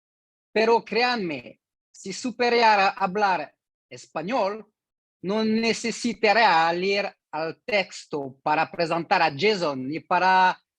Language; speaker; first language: Spanish; non-native, learner; French